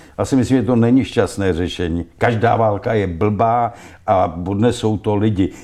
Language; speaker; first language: Czech; native; Czech